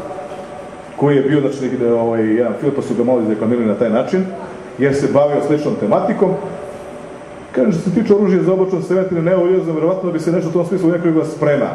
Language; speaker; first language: Serbian; native; Serbian